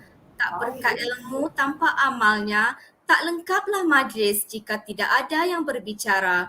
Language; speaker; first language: Malay; native; Malay